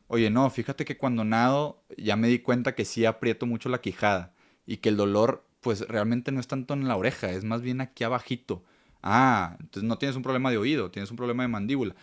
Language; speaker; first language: Spanish; native; Spanish